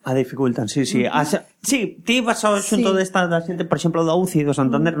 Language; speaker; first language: Galician; non-native, local second language; Spanish